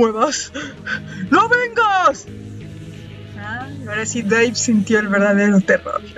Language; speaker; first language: Spanish; native; Spanish